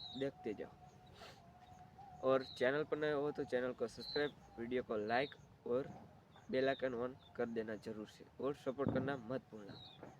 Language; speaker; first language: Hindi; non-native, local second language; Gujarati